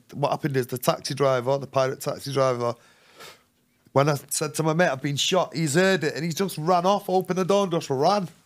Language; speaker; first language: English; native; English